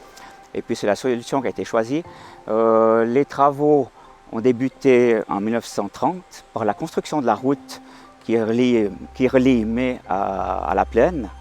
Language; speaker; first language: French; native; French